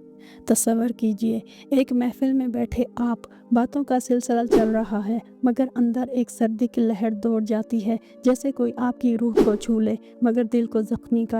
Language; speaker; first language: Hindi; native; Hindi